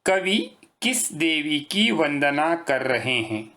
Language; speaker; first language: Hindi; non-native, local second language; Kannada